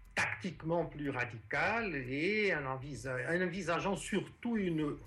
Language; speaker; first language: French; non-native, fluent; Portuguese